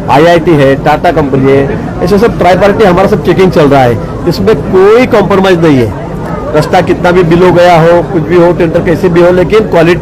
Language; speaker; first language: Hindi; non-native, local second language; Marathi